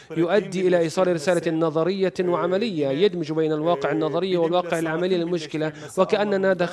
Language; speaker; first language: Arabic; non-native, fluent; Turkish